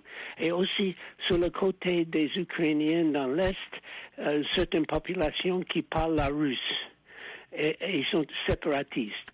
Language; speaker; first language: French; non-native, fluent; English